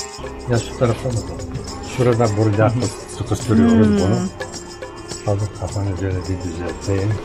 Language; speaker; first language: Turkish; native; Turkish